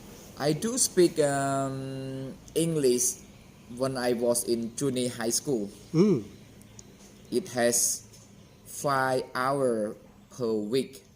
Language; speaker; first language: English; non-native, fluent; Khmer